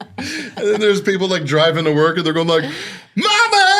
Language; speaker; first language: English; native; English